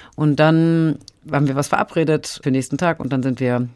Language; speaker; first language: German; native; German